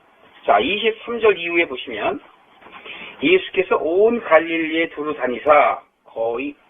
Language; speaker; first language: Korean; native; Korean